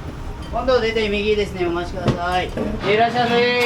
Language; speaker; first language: Japanese; native; Japanese